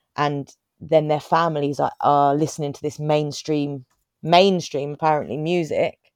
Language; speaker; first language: English; native; English